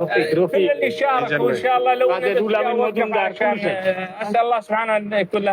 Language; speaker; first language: Arabic; native; Arabic